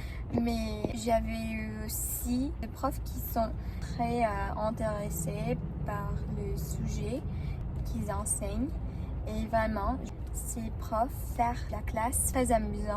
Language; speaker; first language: French; non-native, learner; English